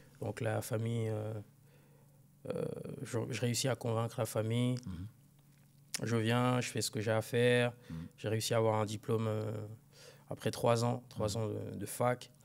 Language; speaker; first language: French; native; French